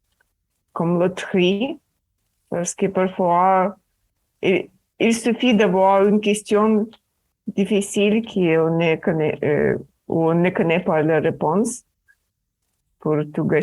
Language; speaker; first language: French; non-native, fluent; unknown